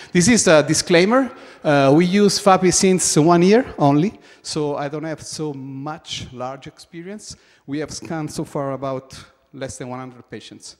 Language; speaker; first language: English; non-native, fluent; Italian